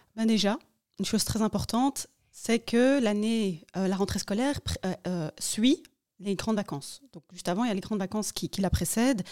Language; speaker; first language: French; early bilingual, other home language; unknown